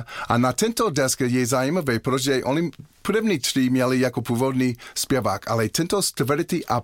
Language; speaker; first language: Czech; non-native, learner; English